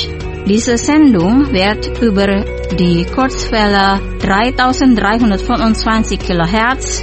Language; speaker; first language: German; non-native, fluent; Indonesian